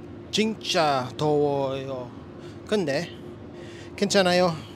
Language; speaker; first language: Korean; non-native, learner; English